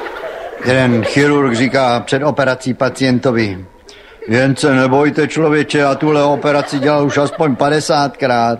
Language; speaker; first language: Czech; native; Czech